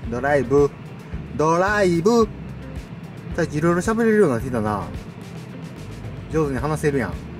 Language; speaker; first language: Japanese; native; Japanese